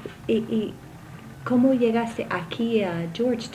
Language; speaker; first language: Spanish; non-native, fluent; English